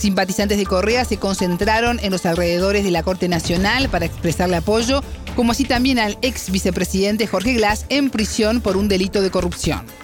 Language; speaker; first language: Spanish; native; Spanish